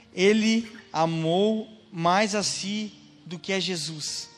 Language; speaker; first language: Portuguese; native; Portuguese